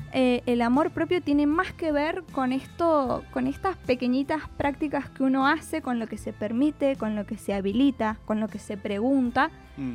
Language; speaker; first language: Spanish; native; Spanish